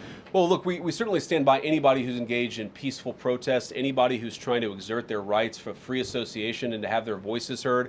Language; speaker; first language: English; native; English